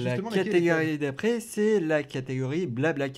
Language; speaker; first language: French; native; French